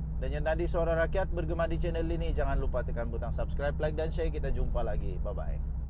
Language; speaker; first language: Malay; non-native, local second language; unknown